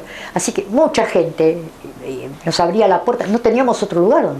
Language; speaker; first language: Spanish; native; Spanish